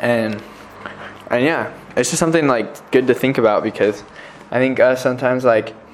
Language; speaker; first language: English; native; English